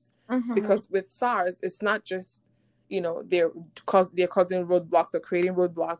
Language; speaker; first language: English; non-native, local second language; Igbo